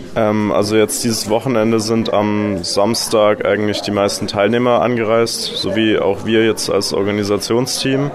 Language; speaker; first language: German; native; German